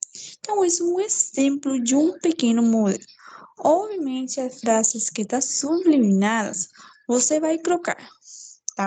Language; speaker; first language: Portuguese; non-native, fluent; Spanish